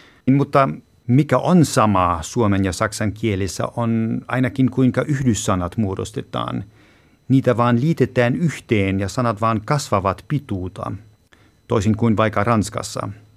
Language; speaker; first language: Finnish; non-native, fluent; German